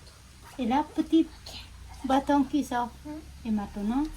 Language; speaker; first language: French; non-native, learner; Indonesian